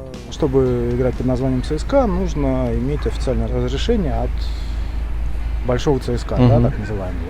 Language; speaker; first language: Russian; native; Russian